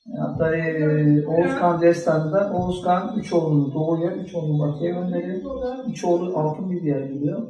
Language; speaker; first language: Turkish; native; Turkish